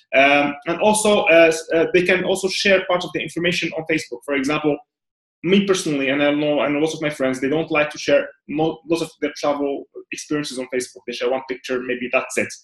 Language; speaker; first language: English; non-native, fluent; Arabic